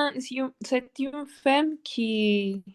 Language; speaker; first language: French; non-native, learner; Spanish